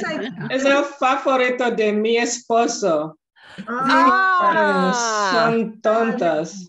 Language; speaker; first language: Spanish; non-native, learner; English